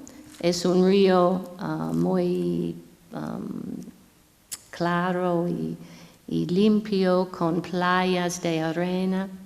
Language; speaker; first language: Spanish; non-native, fluent; English